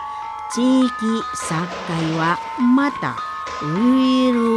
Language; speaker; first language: Japanese; non-native, learner; Indonesian